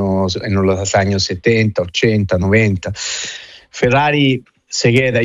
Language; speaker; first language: Spanish; non-native, fluent; Italian